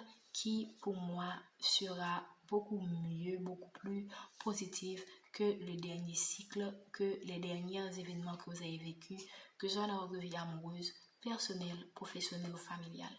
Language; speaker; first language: French; native; French